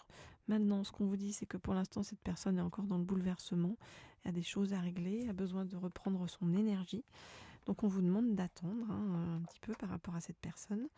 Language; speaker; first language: French; native; French